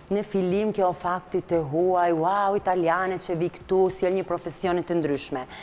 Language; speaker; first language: Albanian; non-native, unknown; Italian